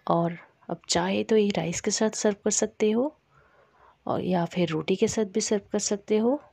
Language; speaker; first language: Hindi; non-native, local second language; Bangla